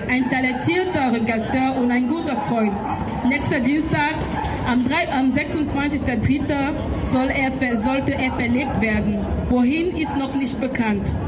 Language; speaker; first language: German; non-native, learner; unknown